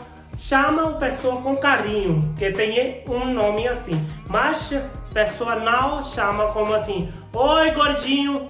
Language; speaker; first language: Portuguese; non-native, learner; Hindi